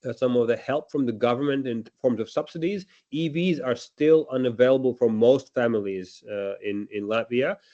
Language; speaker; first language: English; non-native, fluent; Latvian